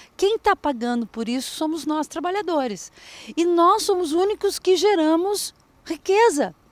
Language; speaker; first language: Portuguese; native; Portuguese